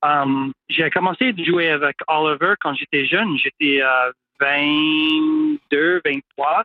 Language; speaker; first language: French; non-native, local second language; English